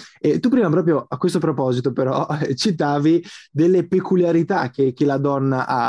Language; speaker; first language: Italian; native; Italian